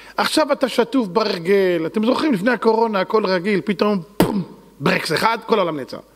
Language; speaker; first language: Hebrew; native; Hebrew